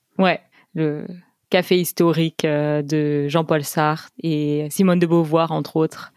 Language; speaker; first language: French; native; French